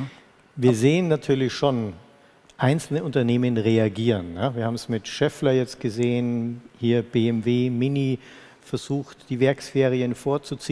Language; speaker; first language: German; native; German